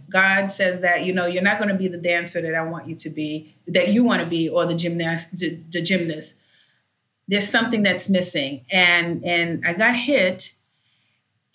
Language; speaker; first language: English; early bilingual, other home language; Haitian Creole